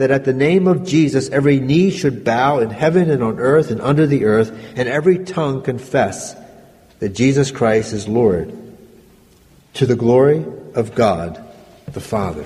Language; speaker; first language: English; native; English